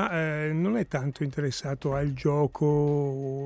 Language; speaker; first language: Italian; native; Italian